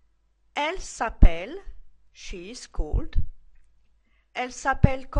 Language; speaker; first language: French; non-native, fluent; English